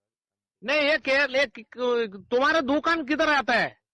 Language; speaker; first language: Hindi; non-native, local second language; Malayalam